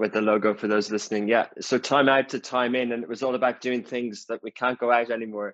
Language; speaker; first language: English; native; English